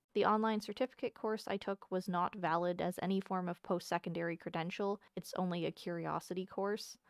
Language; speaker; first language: English; native; English